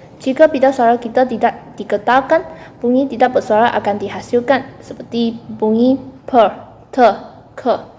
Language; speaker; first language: Malay; non-native, local second language; Chinese